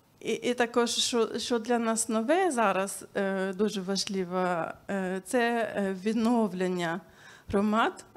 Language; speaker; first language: Ukrainian; non-native, fluent; Swedish